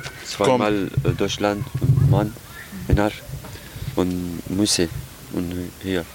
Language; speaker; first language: German; non-native, learner; Arabic